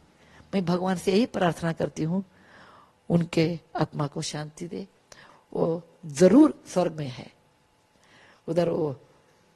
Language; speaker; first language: Hindi; non-native, local second language; Kannada